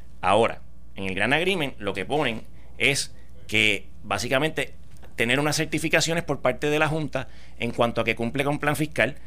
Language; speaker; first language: Spanish; native; Spanish